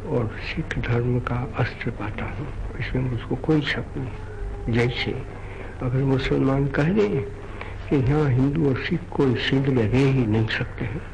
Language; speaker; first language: Hindi; non-native, local second language; Gujarati